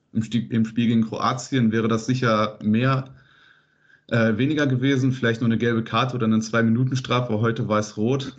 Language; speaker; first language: German; native; German